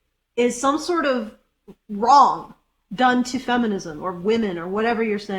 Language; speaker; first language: English; native; English